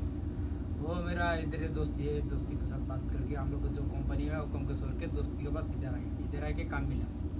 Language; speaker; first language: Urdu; non-native, learner; Bangla